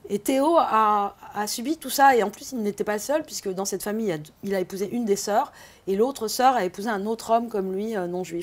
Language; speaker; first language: French; native; French